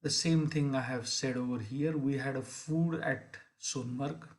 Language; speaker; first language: English; non-native, local second language; Marathi